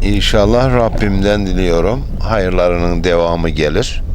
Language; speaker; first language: Turkish; native; Turkish